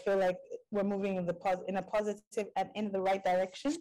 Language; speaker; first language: English; non-native, local second language; Igbo